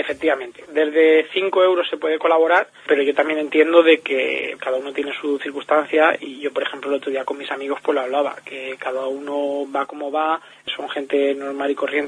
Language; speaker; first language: Spanish; native; Spanish